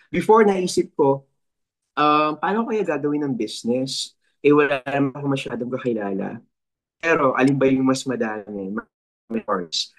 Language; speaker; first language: Filipino; native; Filipino